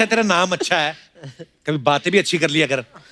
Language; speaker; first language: Hindi; native; Hindi